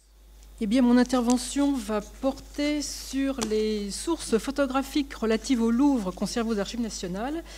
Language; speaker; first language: French; native; French